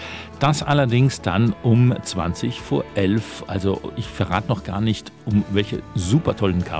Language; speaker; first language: German; native; German